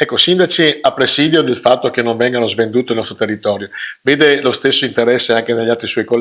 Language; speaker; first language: Italian; native; Italian